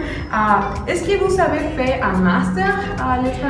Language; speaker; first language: French; non-native, learner; Spanish